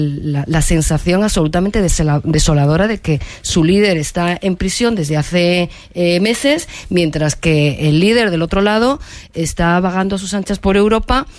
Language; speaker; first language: Spanish; native; Spanish